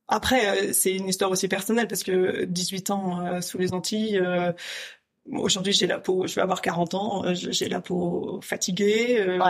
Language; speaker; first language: French; native; French